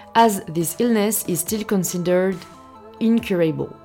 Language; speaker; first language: English; non-native, fluent; French